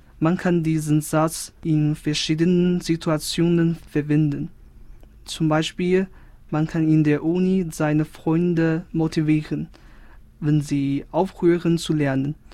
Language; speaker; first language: German; non-native, fluent; Chinese